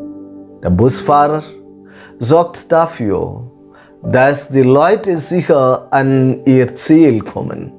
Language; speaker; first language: German; non-native, fluent; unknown